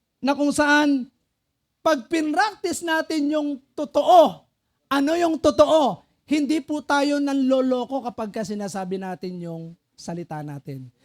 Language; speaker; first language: Filipino; non-native, local second language; Pampanga